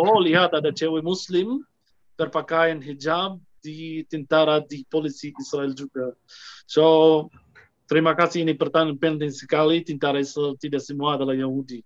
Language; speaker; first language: Indonesian; non-native, fluent; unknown